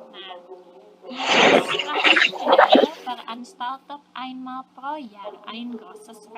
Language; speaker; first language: German; non-native, fluent; Indonesian